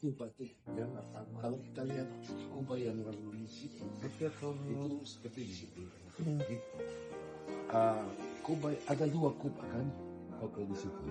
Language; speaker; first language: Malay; non-native, learner; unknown